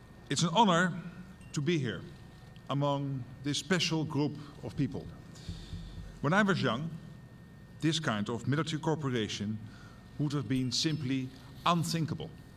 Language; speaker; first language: English; non-native, fluent; Dutch